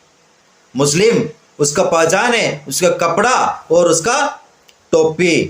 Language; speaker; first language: Hindi; non-native, local second language; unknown